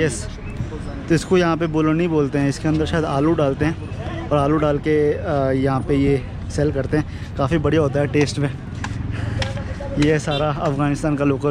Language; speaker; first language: Hindi; native; Hindi